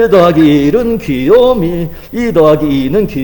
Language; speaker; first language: Korean; non-native, fluent; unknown